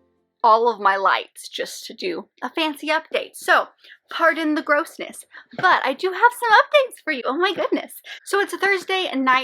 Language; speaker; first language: English; native; English